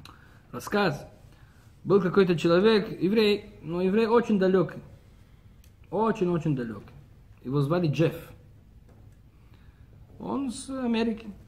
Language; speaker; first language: Russian; early bilingual, heritage; Russian